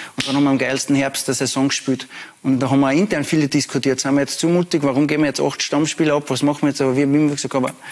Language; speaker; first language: German; native; German